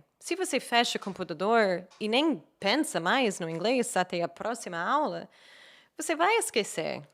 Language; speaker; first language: Portuguese; non-native, fluent; English